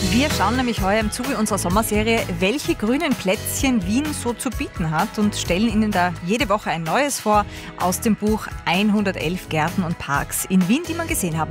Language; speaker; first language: German; native; German